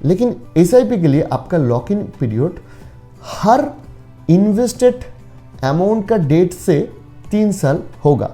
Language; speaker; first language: Hindi; non-native, local second language; Bangla